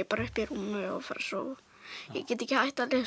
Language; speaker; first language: Icelandic; native; Icelandic